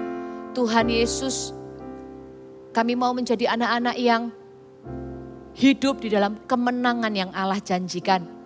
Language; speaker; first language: Indonesian; native; Indonesian